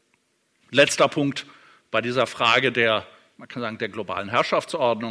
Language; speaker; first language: German; native; German